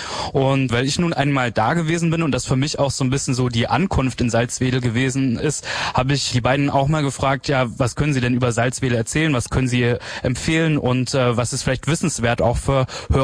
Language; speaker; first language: German; native; German